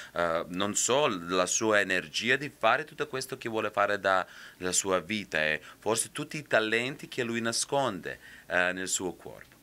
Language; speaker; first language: Italian; non-native, fluent; Serbian